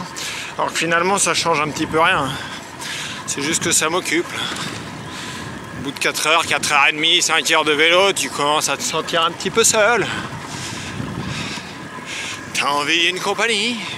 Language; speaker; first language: French; native; French